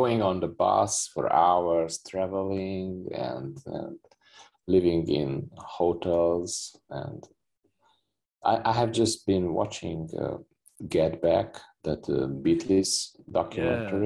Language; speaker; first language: English; non-native, fluent; Hungarian